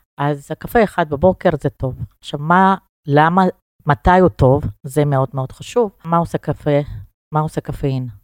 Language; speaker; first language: Hebrew; non-native, fluent; Russian